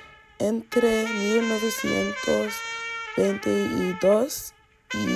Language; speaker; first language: Spanish; non-native, learner; English